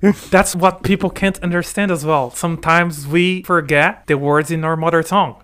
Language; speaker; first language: English; non-native, fluent; Portuguese